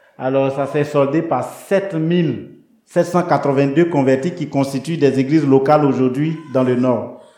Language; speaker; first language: French; non-native, local second language; Baoulé